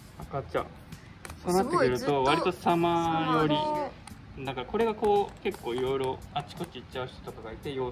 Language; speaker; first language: Japanese; native; Japanese